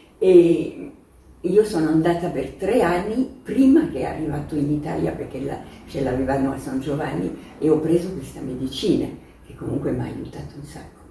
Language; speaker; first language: Italian; non-native, fluent; French